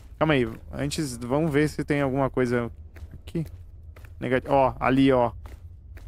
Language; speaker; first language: Portuguese; native; Portuguese